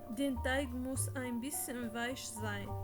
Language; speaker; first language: German; non-native, learner; Arabic